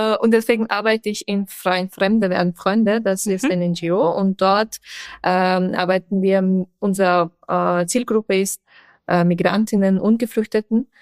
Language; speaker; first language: German; non-native, fluent; Persian